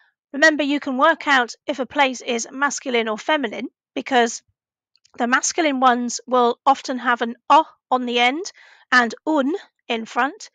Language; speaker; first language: English; native; English